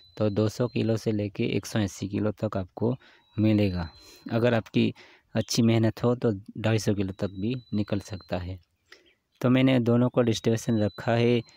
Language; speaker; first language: Hindi; non-native, local second language; Gujarati